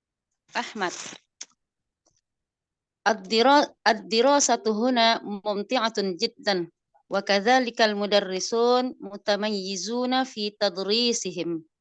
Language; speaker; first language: Arabic; non-native, learner; Indonesian